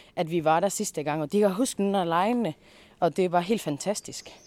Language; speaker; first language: Danish; early bilingual, heritage; Spanish